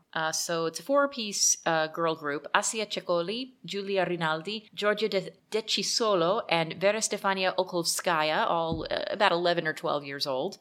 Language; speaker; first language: English; native; English